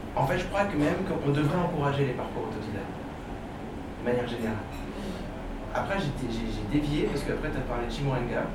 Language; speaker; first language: French; native; French